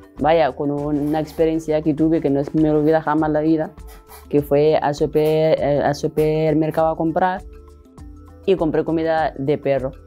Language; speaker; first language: Spanish; non-native, fluent; Arabic